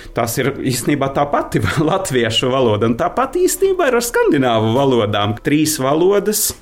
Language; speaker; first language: Latvian; non-native, fluent; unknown